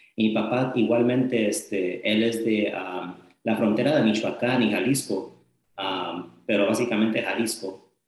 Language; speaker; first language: Spanish; early bilingual, heritage; Spanish